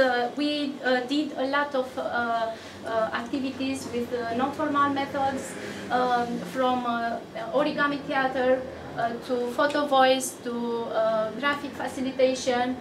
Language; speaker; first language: English; non-native, fluent; Romanian